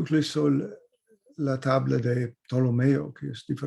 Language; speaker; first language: Spanish; non-native, fluent; English